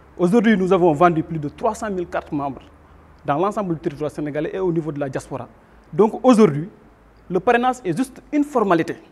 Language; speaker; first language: French; non-native, local second language; Wolof